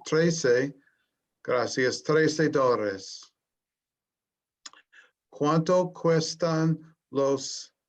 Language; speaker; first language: Spanish; non-native, learner; English